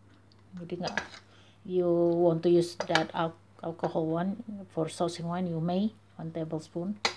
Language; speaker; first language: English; non-native, learner; Indonesian